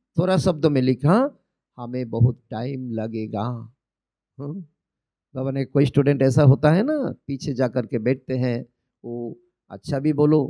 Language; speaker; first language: Hindi; non-native, local second language; Bangla